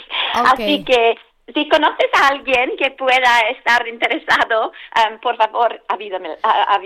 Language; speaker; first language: Spanish; non-native, fluent; English